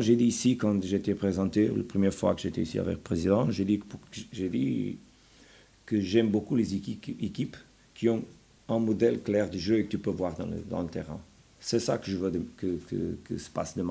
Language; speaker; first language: French; non-native, fluent; Portuguese